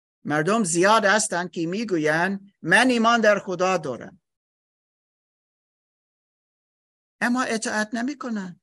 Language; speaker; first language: Persian; non-native, fluent; English